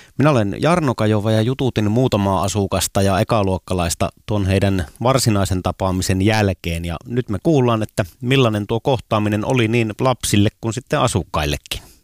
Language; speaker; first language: Finnish; native; Finnish